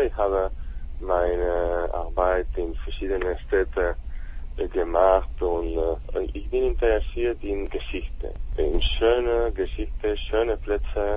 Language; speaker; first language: German; non-native, learner; Spanish